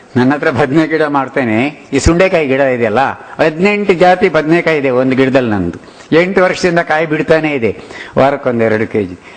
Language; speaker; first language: Kannada; non-native, local second language; Telugu